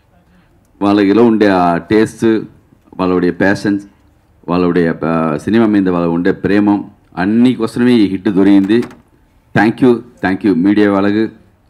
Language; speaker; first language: Telugu; non-native, local second language; Tamil